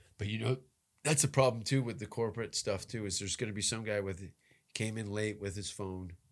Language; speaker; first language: English; native; English